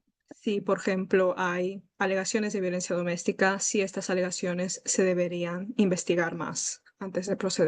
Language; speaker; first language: Spanish; native; Spanish